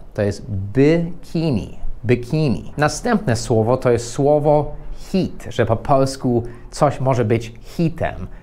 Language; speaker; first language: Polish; non-native, fluent; English